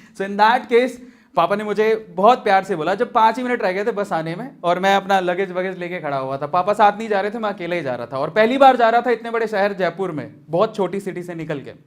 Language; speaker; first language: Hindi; native; Hindi